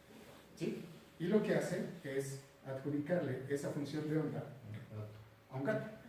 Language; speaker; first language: Spanish; native; Spanish